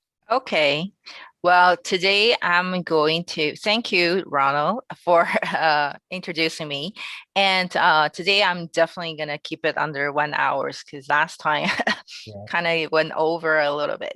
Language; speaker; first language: English; non-native, fluent; Chinese